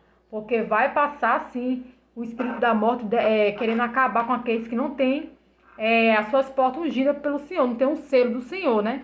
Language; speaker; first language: Portuguese; native; Portuguese